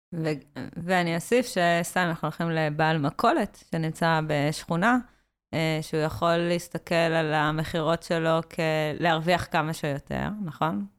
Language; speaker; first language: Hebrew; native; Hebrew